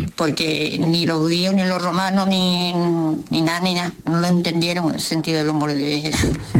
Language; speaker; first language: Spanish; early bilingual, other home language; Russian